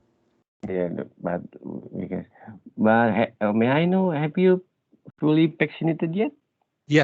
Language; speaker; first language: English; non-native, learner; Indonesian